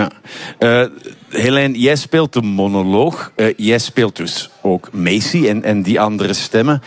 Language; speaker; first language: Dutch; native; Dutch